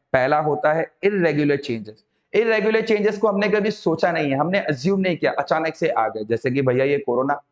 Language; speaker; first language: Hindi; native; Hindi